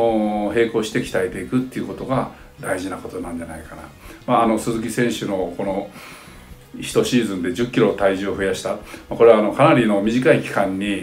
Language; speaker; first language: Japanese; native; Japanese